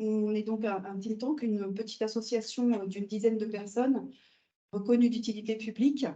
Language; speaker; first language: French; native; French